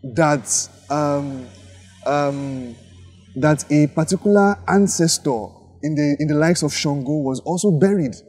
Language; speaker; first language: English; non-native, local second language; Yoruba